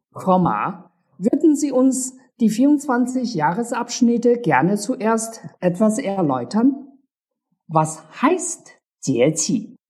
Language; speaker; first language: German; non-native, learner; Chinese